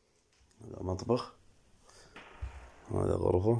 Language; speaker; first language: Arabic; non-native, learner; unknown